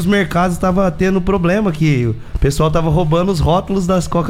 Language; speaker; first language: Portuguese; native; Portuguese